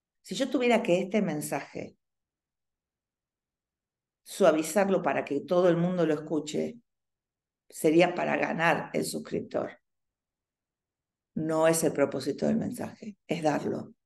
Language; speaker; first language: Spanish; native; Spanish